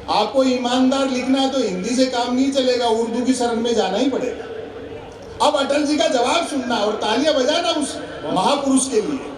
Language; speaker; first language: Hindi; native; Hindi